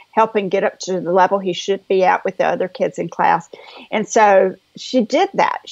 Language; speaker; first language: English; native; English